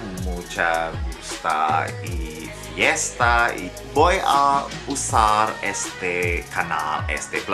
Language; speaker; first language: Spanish; non-native, learner; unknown